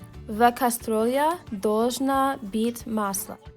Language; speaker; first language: Russian; non-native, learner; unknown